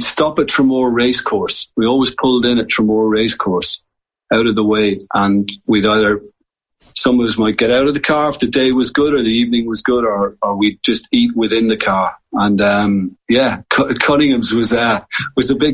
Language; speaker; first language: English; native; English